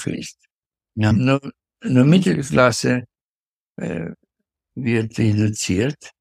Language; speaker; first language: German; non-native, fluent; Russian